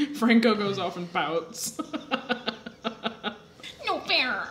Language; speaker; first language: English; native; English